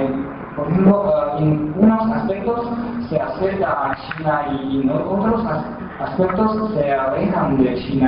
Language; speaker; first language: Spanish; non-native, fluent; Chinese